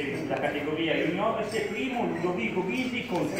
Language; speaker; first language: Italian; native; Italian